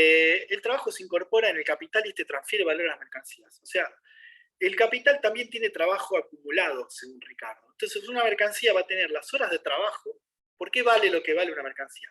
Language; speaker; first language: Spanish; native; Spanish